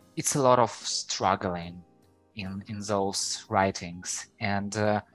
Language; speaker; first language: English; non-native, fluent; Ukrainian